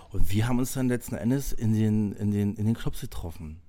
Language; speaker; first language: German; native; German